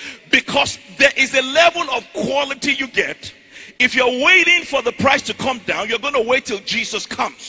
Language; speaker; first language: English; non-native, local second language; Yoruba